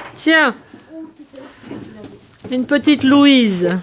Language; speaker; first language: French; native; French